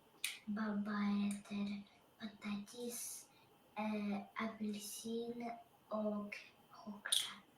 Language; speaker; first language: Swedish; non-native, learner; Russian